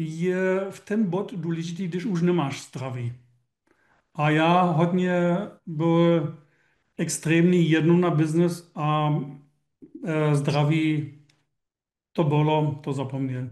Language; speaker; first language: Czech; non-native, learner; German